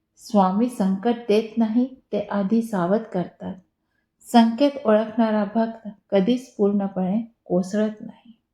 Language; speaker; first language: Marathi; non-native, local second language; Hindi